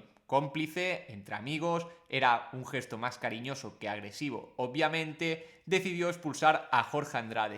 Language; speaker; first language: Spanish; native; Spanish